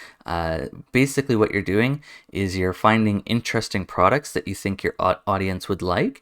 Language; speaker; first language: English; native; English